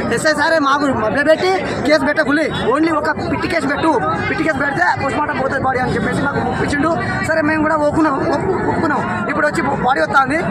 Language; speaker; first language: Telugu; non-native, local second language; Lambadi